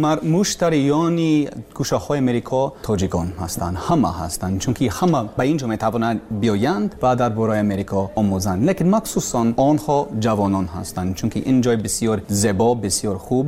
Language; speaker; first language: Persian; non-native, learner; English